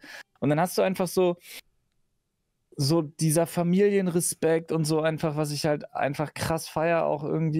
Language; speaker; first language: German; native; German